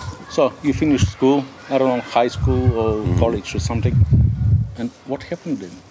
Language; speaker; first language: English; non-native, learner; Bulgarian